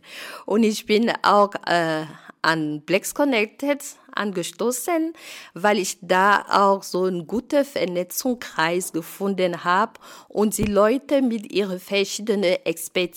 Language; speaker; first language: German; non-native, fluent; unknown